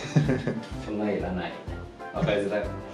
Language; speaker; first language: Japanese; native; Japanese